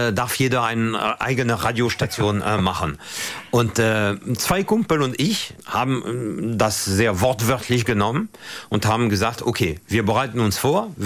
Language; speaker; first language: German; non-native, fluent; French